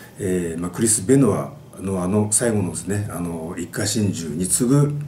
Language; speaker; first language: Japanese; native; Japanese